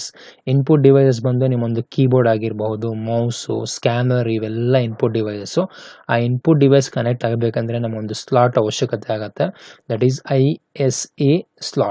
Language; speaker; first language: Kannada; native; Kannada